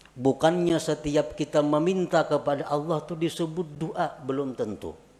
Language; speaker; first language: Indonesian; non-native, local second language; Banjar